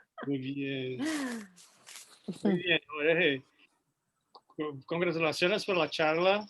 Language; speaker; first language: Spanish; non-native, fluent; Portuguese